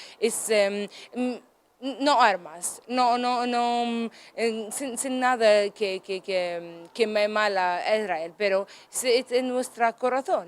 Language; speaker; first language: Spanish; non-native, learner; Arabic